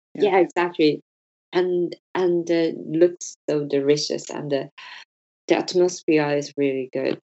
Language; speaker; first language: English; non-native, learner; Japanese